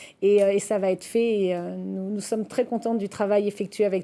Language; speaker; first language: French; native; French